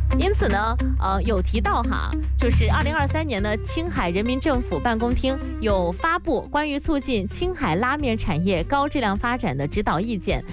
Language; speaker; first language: Chinese; non-native, local second language; Hakka Chinese